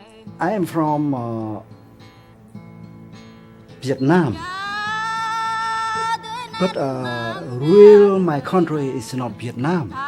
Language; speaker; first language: English; non-native, learner; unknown